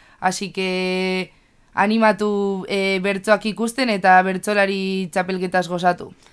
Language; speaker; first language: Basque; native; Basque